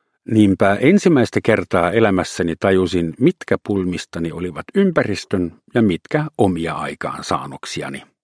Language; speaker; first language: Finnish; non-native, fluent; German